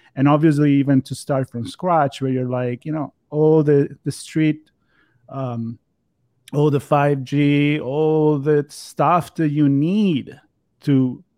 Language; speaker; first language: English; non-native, fluent; Italian